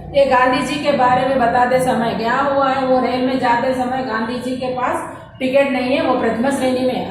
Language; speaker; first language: Hindi; non-native, local second language; Telugu